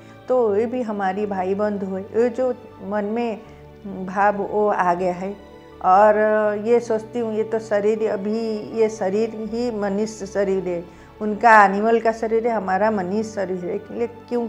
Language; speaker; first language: Hindi; non-native, local second language; Odia